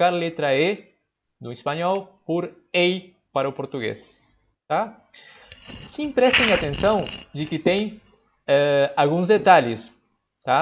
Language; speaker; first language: Portuguese; non-native, fluent; Spanish